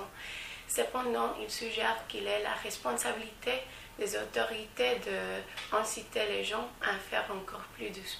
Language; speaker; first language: French; non-native, fluent; English